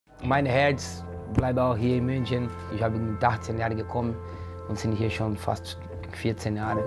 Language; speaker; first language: German; non-native, learner; Portuguese